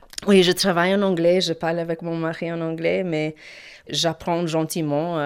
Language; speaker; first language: French; non-native, learner; Ukrainian